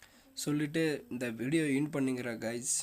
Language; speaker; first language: Tamil; non-native, fluent; Nepali